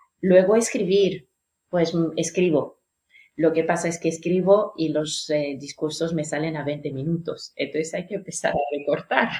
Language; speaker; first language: Spanish; non-native, fluent; French